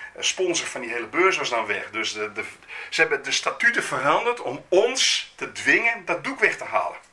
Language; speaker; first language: Dutch; native; Dutch